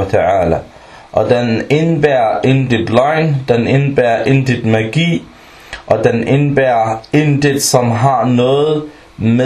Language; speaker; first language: Danish; early bilingual, other home language; Arabic